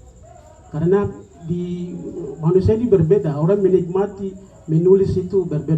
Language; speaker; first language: Indonesian; non-native, local second language; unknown